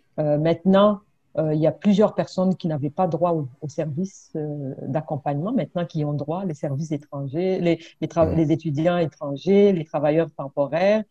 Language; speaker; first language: French; non-native, local second language; Kinyarwanda